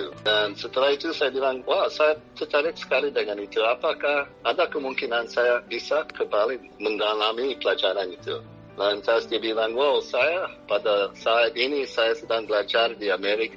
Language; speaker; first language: Indonesian; non-native, fluent; English